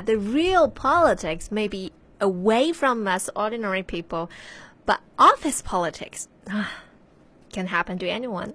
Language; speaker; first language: English; non-native, fluent; Chinese